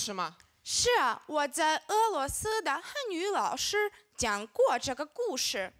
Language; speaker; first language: Chinese; non-native, learner; Russian